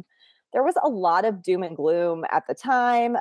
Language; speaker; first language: English; native; English